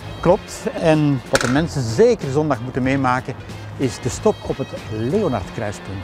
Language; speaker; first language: Dutch; native; Dutch